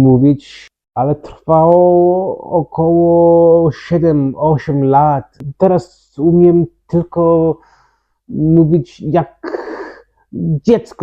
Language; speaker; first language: Polish; non-native, learner; English